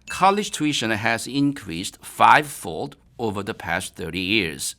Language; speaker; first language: English; non-native, fluent; Korean